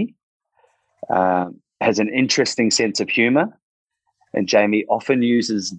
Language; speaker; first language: English; native; English